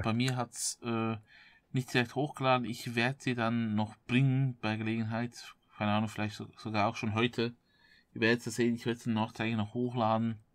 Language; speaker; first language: German; native; German